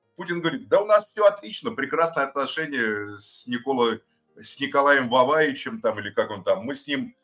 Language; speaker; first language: Russian; native; Russian